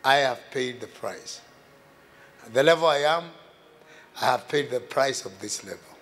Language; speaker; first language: English; non-native, local second language; Swahili